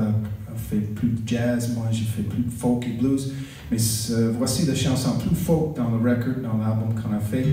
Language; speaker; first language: French; non-native, local second language; English